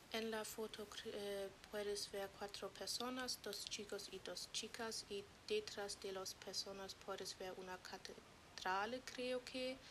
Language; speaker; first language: Spanish; non-native, learner; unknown